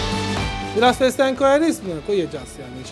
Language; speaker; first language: Turkish; non-native, learner; Italian